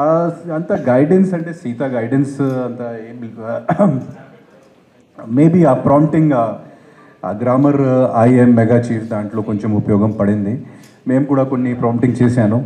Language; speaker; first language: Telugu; non-native, fluent; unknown